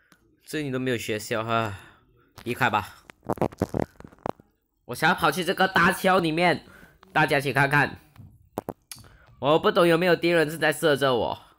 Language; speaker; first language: Chinese; early bilingual, heritage; Chinese